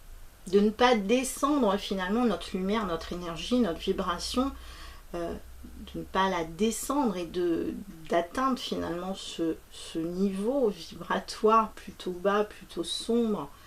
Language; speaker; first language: French; native; French